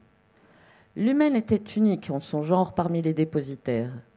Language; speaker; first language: French; native; French